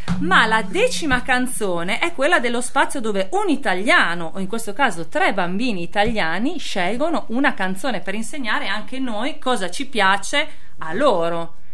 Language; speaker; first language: Italian; native; Italian